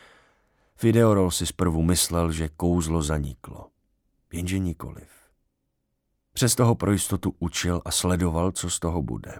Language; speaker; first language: Czech; native; Czech